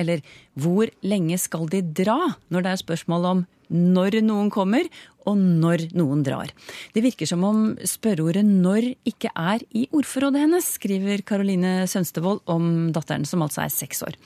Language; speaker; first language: Norwegian; native; Norwegian